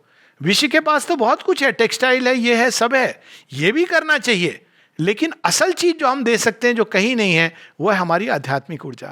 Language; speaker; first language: Hindi; native; Hindi